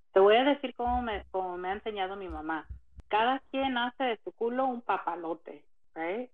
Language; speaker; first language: Spanish; early bilingual, heritage; Spanish